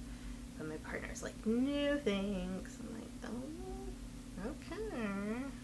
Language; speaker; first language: English; native; English